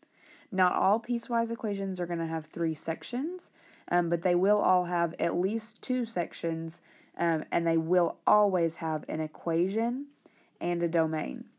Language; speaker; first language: English; native; English